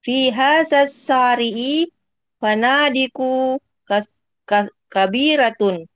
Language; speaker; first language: Arabic; non-native, learner; Indonesian